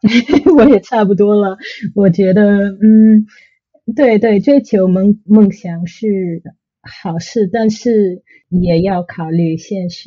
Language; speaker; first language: Chinese; non-native, fluent; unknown